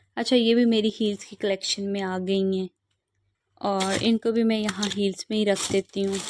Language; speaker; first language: Urdu; non-native, local second language; Punjabi